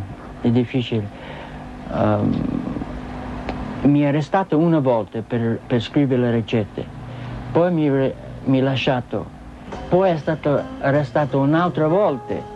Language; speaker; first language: Italian; non-native, learner; English